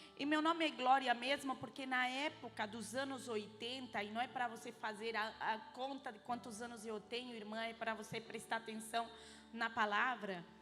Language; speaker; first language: Portuguese; non-native, fluent; Arabic